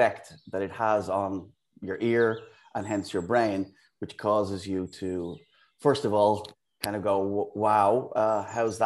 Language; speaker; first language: English; native; English